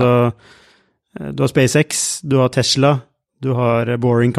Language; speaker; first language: Norwegian; native; Norwegian